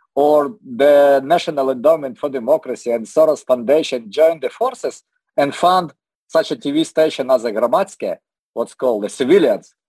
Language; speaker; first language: English; non-native, learner; Russian